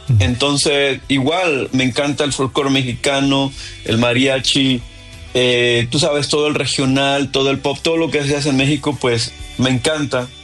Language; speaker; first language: Spanish; early bilingual, heritage; Spanish